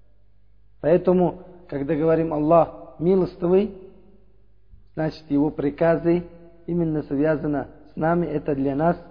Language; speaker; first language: Russian; non-native, learner; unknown